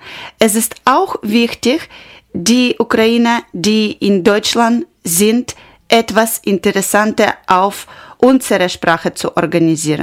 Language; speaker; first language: German; non-native, learner; Ukrainian